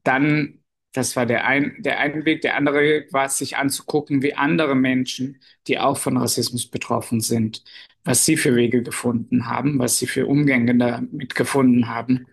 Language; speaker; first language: German; non-native, fluent; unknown